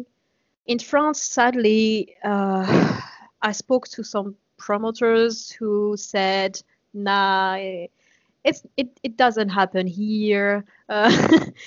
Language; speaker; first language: English; non-native, fluent; French